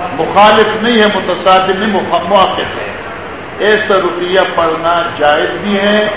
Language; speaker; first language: Urdu; non-native, local second language; Northern Hindko